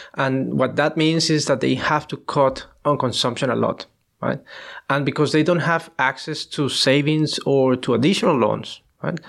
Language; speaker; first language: English; non-native, fluent; Spanish